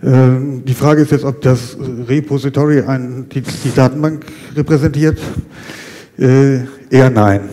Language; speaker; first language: German; native; German